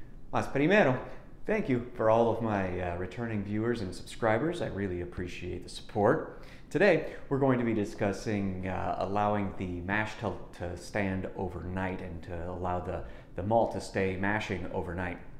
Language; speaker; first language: English; native; English